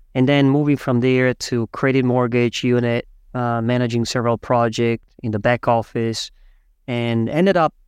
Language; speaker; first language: English; non-native, fluent; Italian